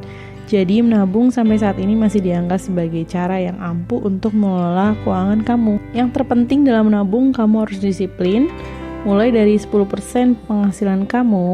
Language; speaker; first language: Indonesian; native; Indonesian